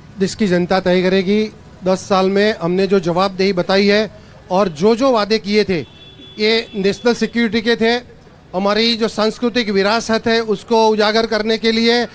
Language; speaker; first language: Hindi; non-native, local second language; Gujarati